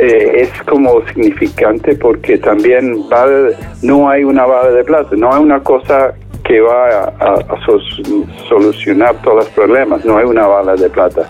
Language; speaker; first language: Spanish; non-native, fluent; English